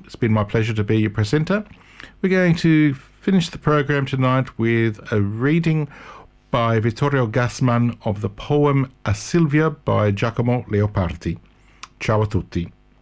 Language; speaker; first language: English; early bilingual, other home language; Italian